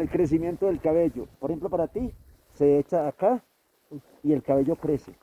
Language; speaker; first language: Spanish; native; Spanish